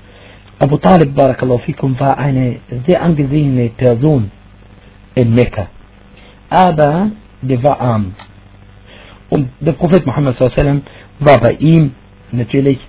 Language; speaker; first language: German; non-native, fluent; Arabic